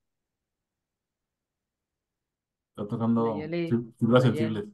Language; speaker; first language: Spanish; native; Spanish